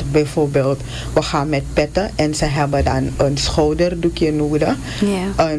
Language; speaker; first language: Dutch; non-native, local second language; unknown